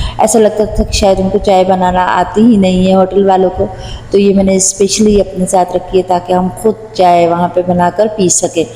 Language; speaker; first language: Urdu; non-native, local second language; Punjabi